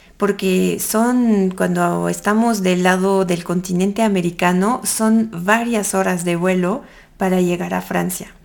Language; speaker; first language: Spanish; non-native, fluent; French